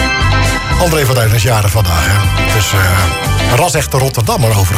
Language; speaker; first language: Dutch; native; Dutch